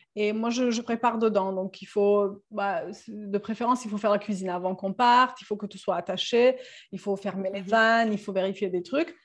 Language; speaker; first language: French; non-native, fluent; Serbian